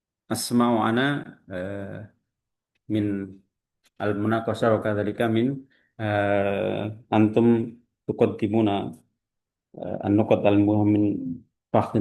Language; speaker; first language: Arabic; non-native, fluent; Indonesian